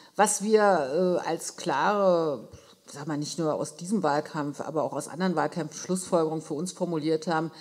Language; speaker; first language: German; native; German